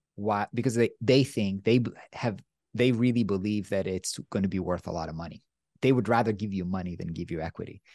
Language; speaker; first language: English; non-native, fluent; Hebrew